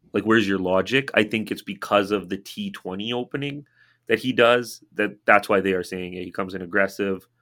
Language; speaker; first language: English; native; English